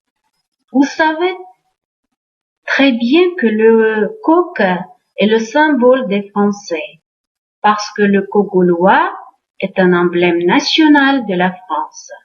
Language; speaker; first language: French; non-native, fluent; Uzbek